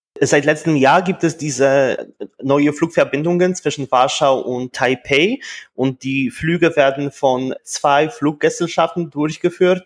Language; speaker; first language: German; non-native, fluent; Polish